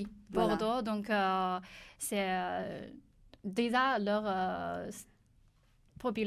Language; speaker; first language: French; non-native, learner; Chinese